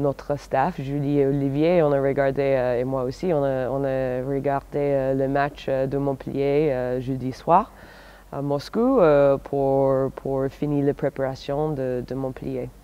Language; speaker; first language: French; non-native, fluent; English